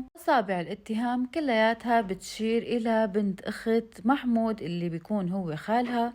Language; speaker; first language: Arabic; native; Arabic